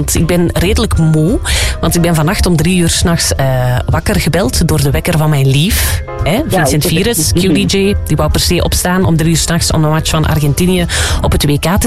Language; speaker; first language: Dutch; native; Dutch